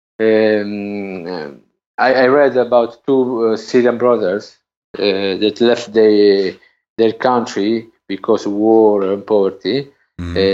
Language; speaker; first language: English; non-native, learner; Italian